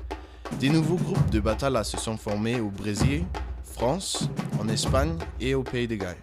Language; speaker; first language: French; non-native, fluent; German